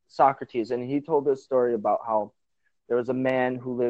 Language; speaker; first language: English; native; English